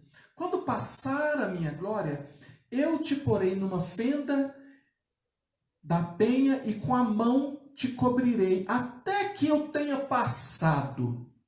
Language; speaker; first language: Portuguese; native; Portuguese